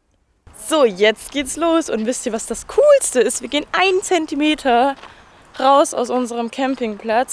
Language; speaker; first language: German; native; German